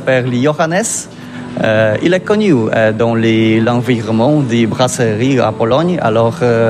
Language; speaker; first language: French; non-native, learner; Polish